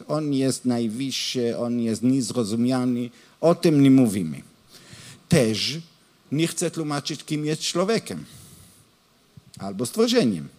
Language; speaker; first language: Polish; non-native, learner; Hebrew